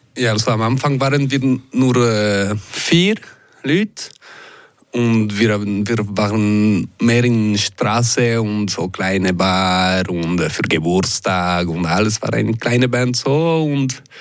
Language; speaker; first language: German; non-native, local second language; French